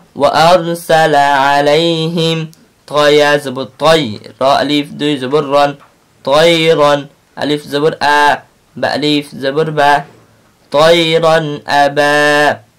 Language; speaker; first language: Arabic; non-native, learner; Bangla